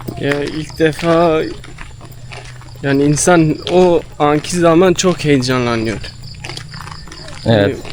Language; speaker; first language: Turkish; non-native, learner; Indonesian